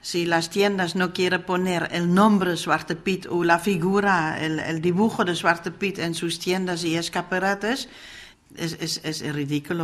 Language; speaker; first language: Spanish; non-native, fluent; Dutch